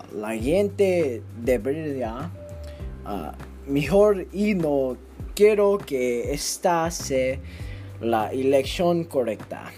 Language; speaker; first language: Spanish; non-native, learner; English